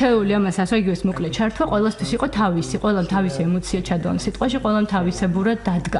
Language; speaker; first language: Georgian; native; Georgian